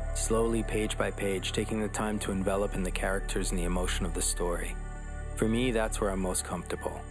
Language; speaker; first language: English; native; English